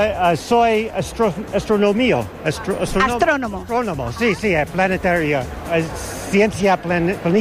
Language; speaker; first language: Spanish; non-native, learner; English